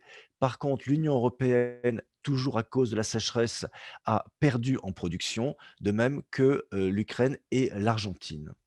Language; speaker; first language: French; native; French